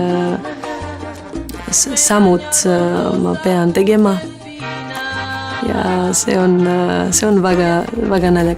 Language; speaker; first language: Estonian; non-native, learner; Greek